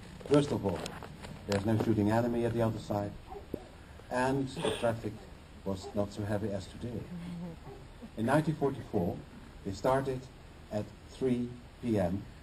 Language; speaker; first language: English; non-native, fluent; Dutch